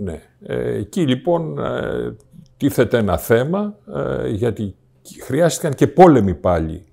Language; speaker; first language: Greek; native; Greek